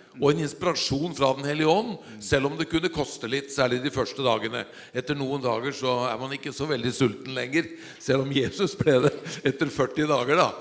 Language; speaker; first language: Norwegian; native; Norwegian